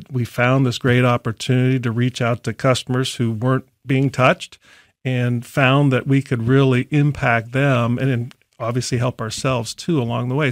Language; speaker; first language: English; native; English